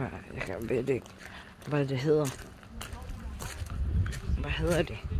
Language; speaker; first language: Danish; non-native, learner; Filipino